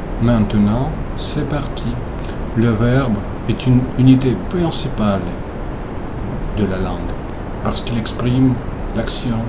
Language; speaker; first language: French; non-native, fluent; Russian